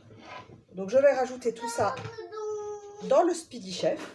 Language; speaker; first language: French; native; French